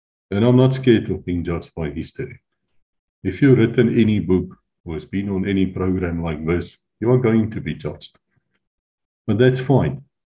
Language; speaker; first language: English; non-native, local second language; Afrikaans